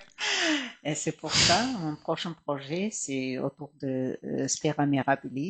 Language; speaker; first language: French; non-native, fluent; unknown